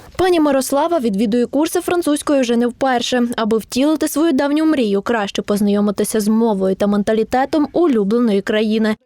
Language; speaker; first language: Ukrainian; native; Ukrainian